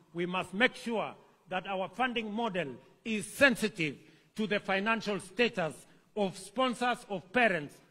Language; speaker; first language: English; non-native, local second language; Kalenjin